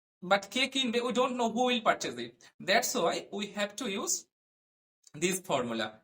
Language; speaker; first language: English; non-native, local second language; Bangla